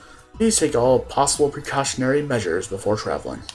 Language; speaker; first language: English; native; English